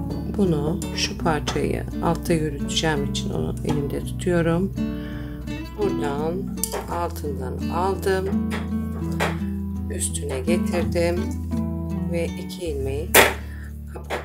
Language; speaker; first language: Turkish; native; Turkish